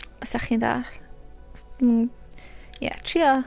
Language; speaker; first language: Welsh; native; Welsh